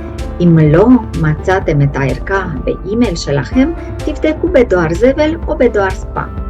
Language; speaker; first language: Hebrew; native; Hebrew